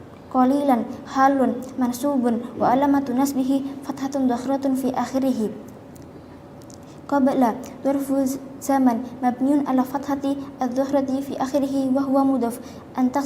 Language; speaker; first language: Arabic; non-native, learner; Indonesian